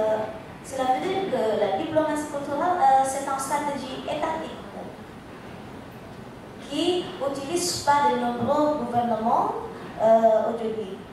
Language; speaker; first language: French; non-native, fluent; Indonesian